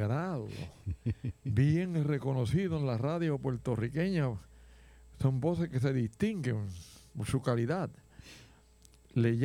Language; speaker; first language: Spanish; native; Spanish